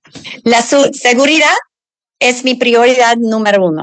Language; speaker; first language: Spanish; non-native, learner; English